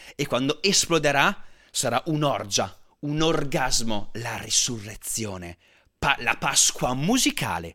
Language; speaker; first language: Italian; native; Italian